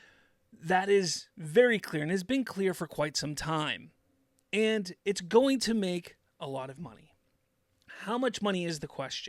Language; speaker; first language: English; native; English